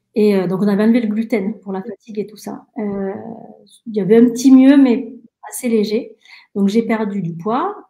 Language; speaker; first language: French; early bilingual, other home language; Spanish